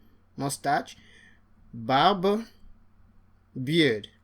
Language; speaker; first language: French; non-native, fluent; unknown